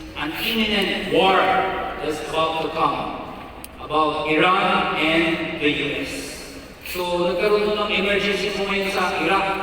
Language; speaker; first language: Filipino; native; Filipino